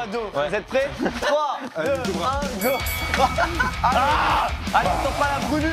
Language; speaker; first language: French; native; French